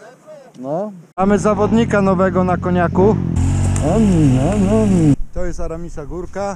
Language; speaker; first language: Polish; native; Polish